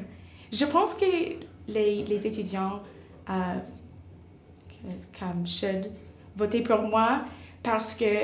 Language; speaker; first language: French; non-native, local second language; English